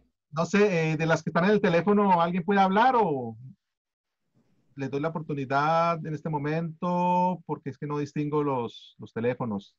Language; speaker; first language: Spanish; native; Spanish